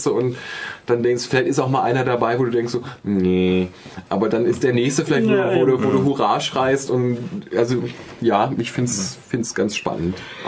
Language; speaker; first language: German; native; German